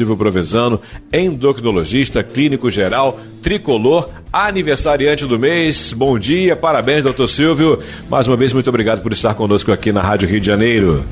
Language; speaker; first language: Portuguese; native; Portuguese